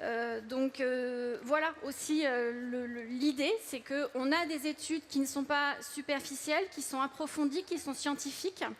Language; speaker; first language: French; native; French